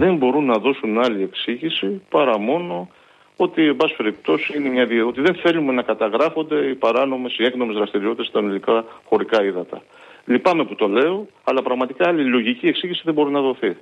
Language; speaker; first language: Greek; native; Greek